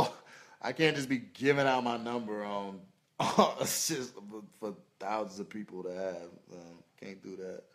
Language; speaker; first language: English; native; English